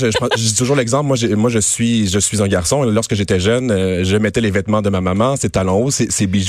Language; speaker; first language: French; native; French